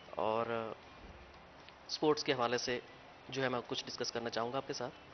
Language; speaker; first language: Urdu; non-native, local second language; Punjabi